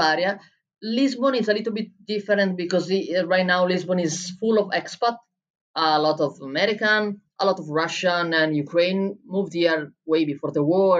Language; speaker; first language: English; non-native, fluent; Italian